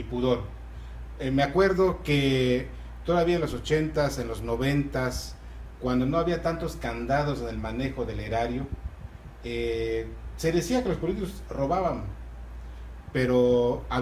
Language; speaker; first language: Spanish; native; Spanish